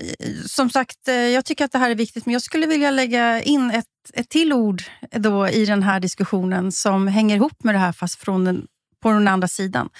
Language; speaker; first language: Swedish; native; Swedish